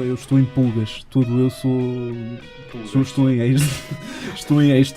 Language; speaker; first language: Portuguese; native; Portuguese